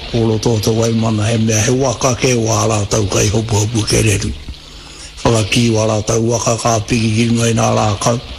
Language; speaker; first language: Māori; native; Māori